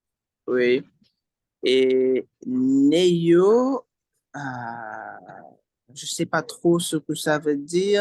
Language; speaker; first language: French; non-native, fluent; English